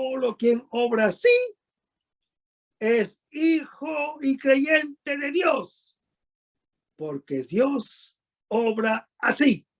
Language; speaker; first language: Spanish; native; Spanish